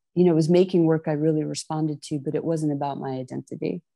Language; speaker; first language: English; native; English